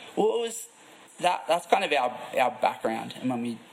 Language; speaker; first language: English; native; English